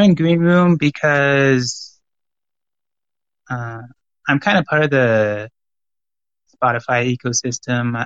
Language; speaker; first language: English; native; English